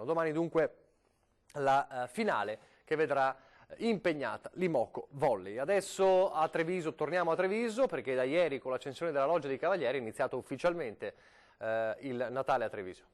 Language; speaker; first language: Italian; native; Italian